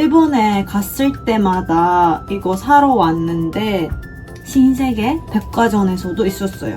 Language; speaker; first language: Korean; non-native, fluent; Japanese